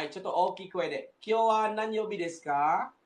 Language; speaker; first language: Japanese; non-native, fluent; Malay